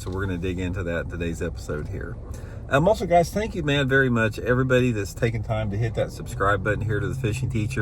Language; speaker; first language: English; native; English